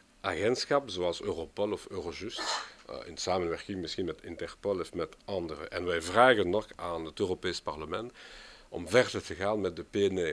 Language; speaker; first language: Dutch; non-native, local second language; French